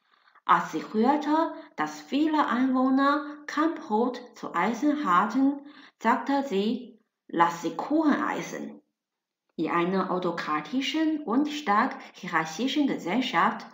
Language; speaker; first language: German; non-native, fluent; Chinese